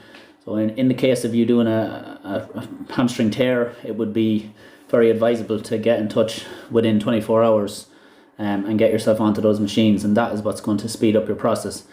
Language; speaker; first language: English; native; English